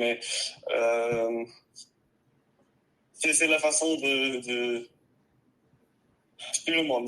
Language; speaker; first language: French; non-native, learner; English